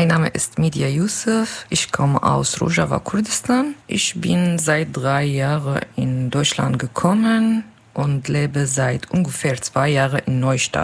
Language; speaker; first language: German; non-native, learner; Kurdish